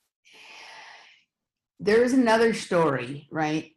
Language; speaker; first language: English; native; English